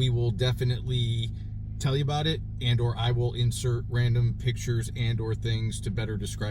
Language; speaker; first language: English; native; English